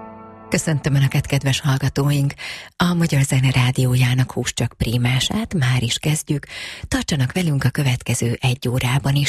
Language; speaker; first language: Hungarian; native; Hungarian